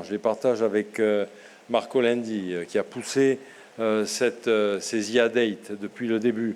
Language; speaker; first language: French; native; French